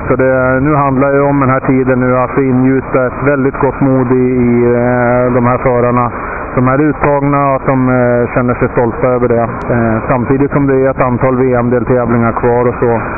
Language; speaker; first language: Swedish; native; Swedish